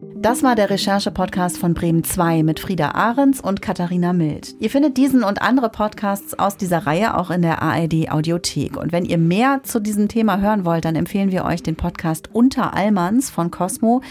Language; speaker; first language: German; native; German